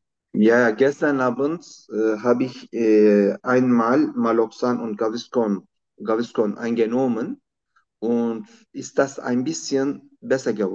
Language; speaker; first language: German; non-native, learner; Turkish